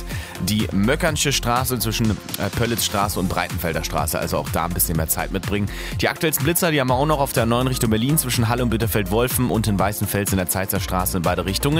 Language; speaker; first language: German; native; German